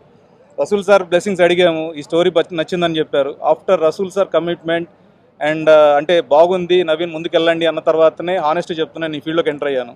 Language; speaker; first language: Telugu; native; Telugu